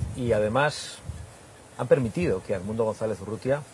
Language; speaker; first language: Spanish; native; Spanish